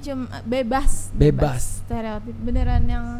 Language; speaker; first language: Indonesian; native; Indonesian